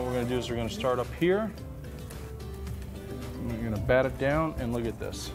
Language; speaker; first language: English; native; English